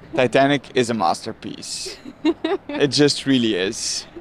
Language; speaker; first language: Dutch; native; Dutch